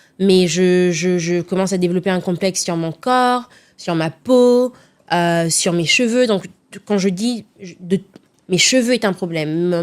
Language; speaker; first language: French; early bilingual, other home language; Lingala